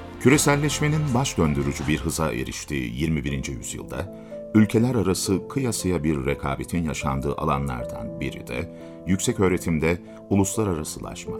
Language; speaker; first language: Turkish; native; Turkish